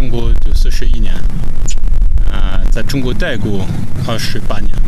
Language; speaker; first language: Chinese; non-native, fluent; French